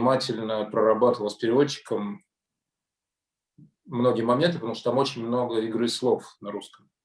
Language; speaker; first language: Russian; native; Russian